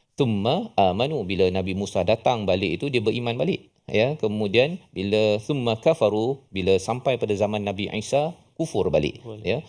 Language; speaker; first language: Malay; native; Malay